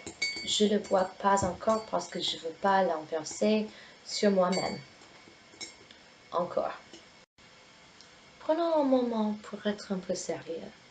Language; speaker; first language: French; non-native, fluent; English